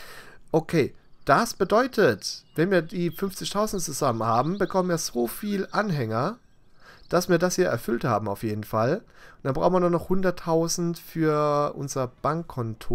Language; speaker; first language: German; native; German